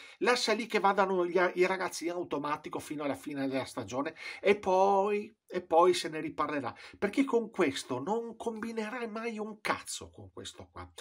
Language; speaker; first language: Italian; native; Italian